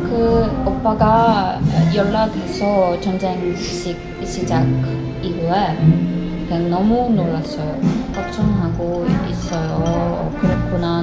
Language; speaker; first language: Korean; non-native, learner; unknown